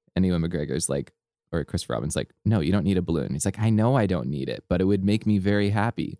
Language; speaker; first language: English; native; English